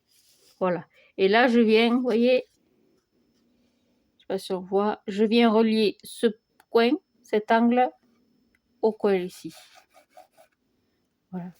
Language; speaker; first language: French; native; French